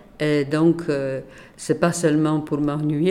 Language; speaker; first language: French; non-native, fluent; Polish